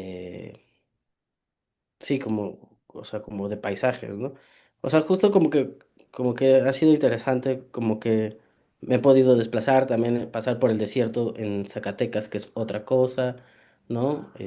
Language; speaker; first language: Spanish; native; Spanish